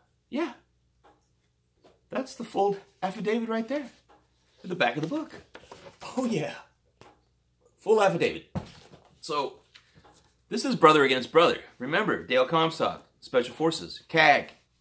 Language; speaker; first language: English; native; English